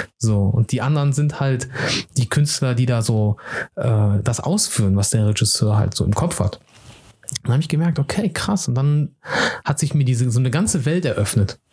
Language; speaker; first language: German; early bilingual, other home language; Turkish